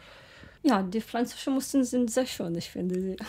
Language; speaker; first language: German; non-native, learner; Ukrainian